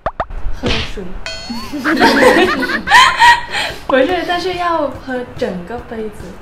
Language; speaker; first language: Chinese; non-native, fluent; Thai